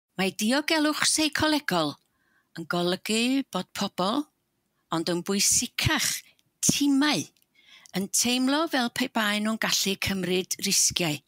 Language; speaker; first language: Welsh; native; Welsh